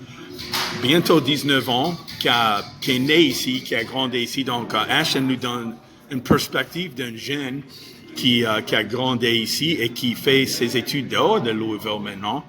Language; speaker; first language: French; non-native, fluent; English